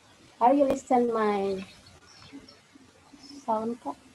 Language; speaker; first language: English; non-native, learner; Indonesian